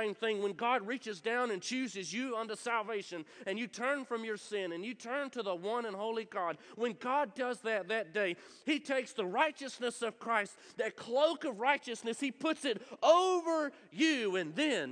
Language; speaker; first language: English; native; English